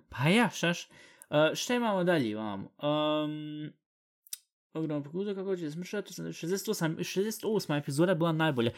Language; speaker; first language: Bosnian; early bilingual, heritage; Bosnian